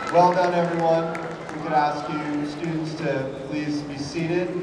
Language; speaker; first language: English; native; English